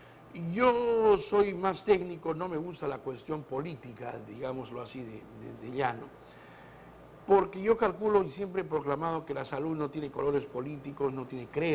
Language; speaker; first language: Spanish; native; Spanish